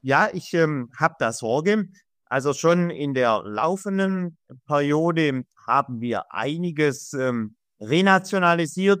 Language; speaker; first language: German; native; German